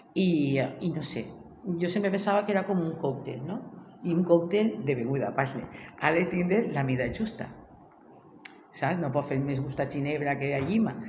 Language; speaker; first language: Catalan; native; Catalan